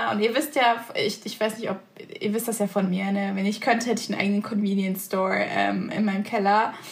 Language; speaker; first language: German; early bilingual, other home language; Turkish